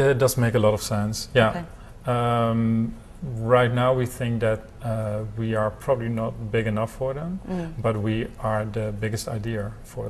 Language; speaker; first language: English; non-native, fluent; Dutch